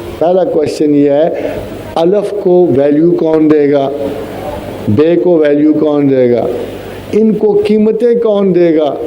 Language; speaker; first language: Urdu; non-native, local second language; Punjabi